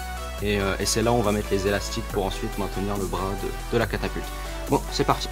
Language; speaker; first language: French; native; French